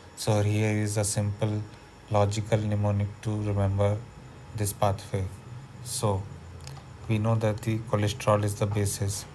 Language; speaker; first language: English; non-native, local second language; Hindi